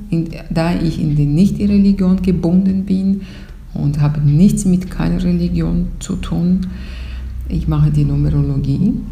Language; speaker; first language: German; non-native, fluent; Portuguese